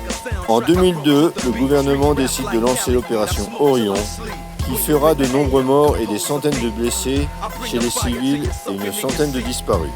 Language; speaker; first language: French; native; French